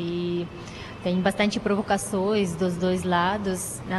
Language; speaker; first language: Portuguese; non-native, fluent; Ukrainian